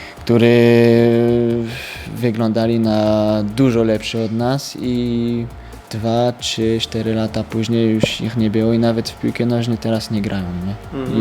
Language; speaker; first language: Polish; early bilingual, heritage; French